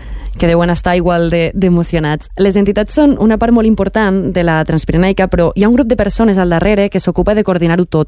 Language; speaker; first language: Catalan; native; Catalan